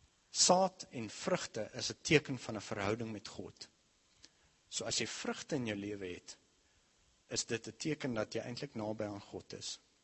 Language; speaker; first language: Afrikaans; non-native, local second language; English